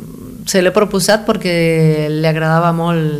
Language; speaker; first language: Catalan; non-native, fluent; Spanish